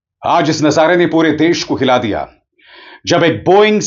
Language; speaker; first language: Hindi; native; Hindi